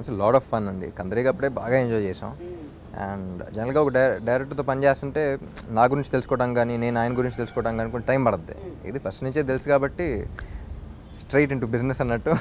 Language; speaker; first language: Telugu; native; Telugu